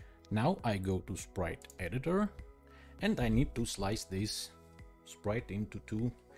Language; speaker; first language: English; non-native, fluent; Russian